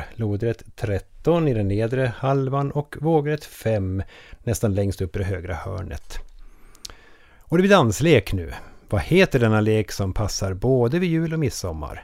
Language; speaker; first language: Swedish; native; Swedish